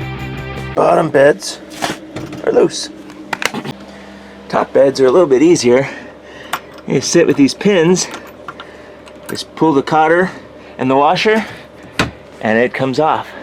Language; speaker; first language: English; native; English